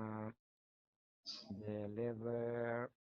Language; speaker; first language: English; non-native, learner; Spanish